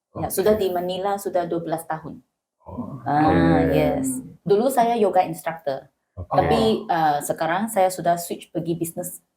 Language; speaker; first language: Indonesian; non-native, learner; Malay